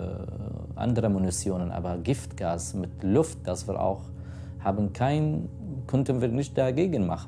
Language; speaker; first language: German; non-native, fluent; Kurdish